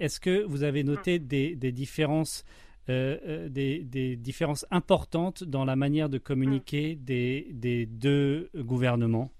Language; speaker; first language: French; native; French